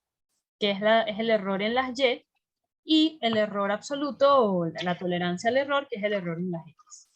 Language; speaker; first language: Spanish; native; Spanish